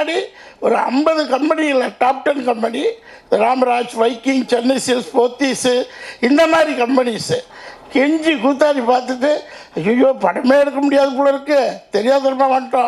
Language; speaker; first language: Tamil; native; Tamil